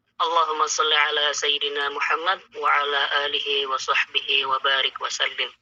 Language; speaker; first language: Indonesian; native; Indonesian